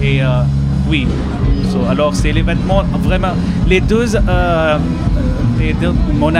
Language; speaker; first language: French; non-native, learner; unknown